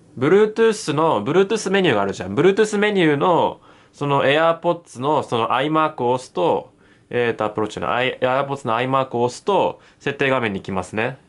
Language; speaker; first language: Japanese; native; Japanese